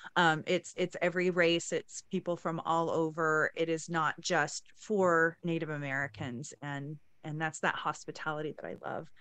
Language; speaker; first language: English; native; English